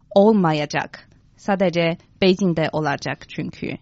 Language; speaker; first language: Turkish; non-native, fluent; Chinese